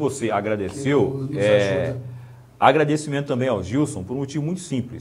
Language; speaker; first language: Portuguese; native; Portuguese